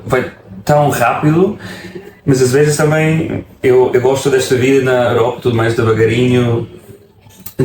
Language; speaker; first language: Portuguese; non-native, fluent; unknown